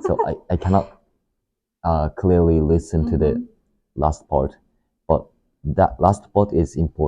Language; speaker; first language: English; non-native, learner; Japanese